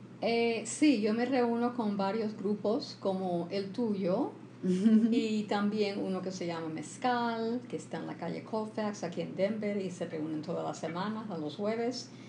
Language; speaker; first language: Spanish; early bilingual, heritage; Spanish